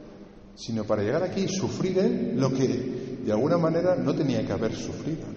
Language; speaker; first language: Spanish; native; Spanish